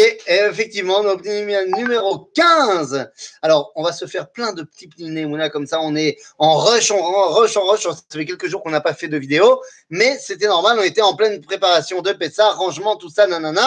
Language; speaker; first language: French; native; French